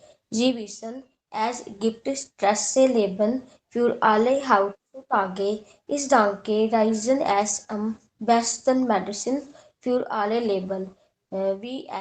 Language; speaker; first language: German; non-native, learner; Hindi